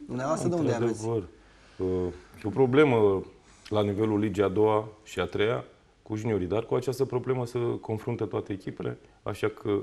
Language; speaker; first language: Romanian; native; Romanian